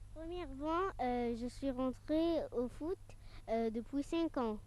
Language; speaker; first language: French; non-native, local second language; Arabic